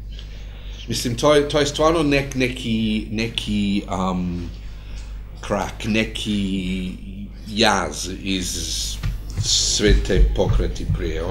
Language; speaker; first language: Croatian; non-native, fluent; English